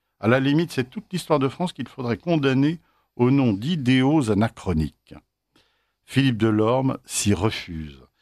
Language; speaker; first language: French; native; French